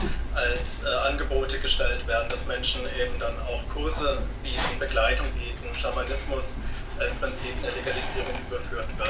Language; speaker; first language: German; native; German